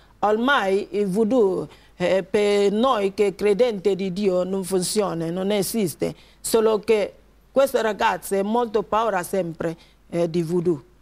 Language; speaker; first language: Italian; non-native, learner; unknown